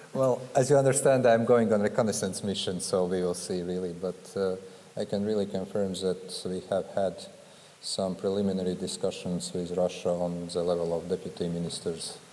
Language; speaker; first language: English; non-native, fluent; Latvian